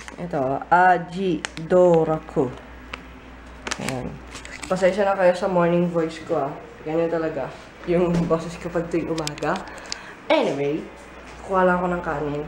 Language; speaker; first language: Filipino; early bilingual, heritage; Filipino